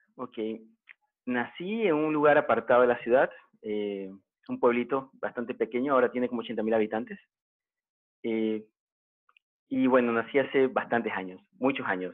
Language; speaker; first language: Spanish; native; Spanish